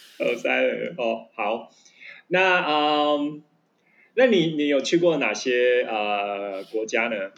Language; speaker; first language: Chinese; native; Chinese